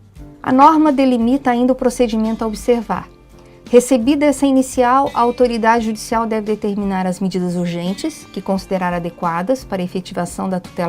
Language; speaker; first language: Portuguese; native; Portuguese